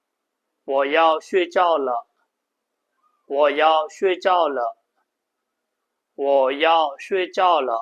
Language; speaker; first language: Chinese; non-native, fluent; Burmese